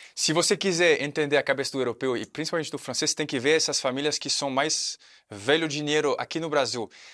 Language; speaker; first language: Portuguese; non-native, fluent; French